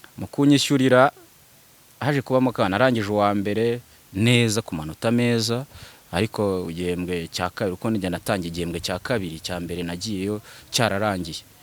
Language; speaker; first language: Kinyarwanda; early bilingual, other home language; Swahili